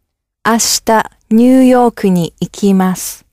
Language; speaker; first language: Japanese; non-native, learner; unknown